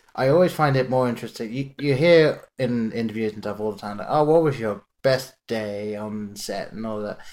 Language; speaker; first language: English; native; English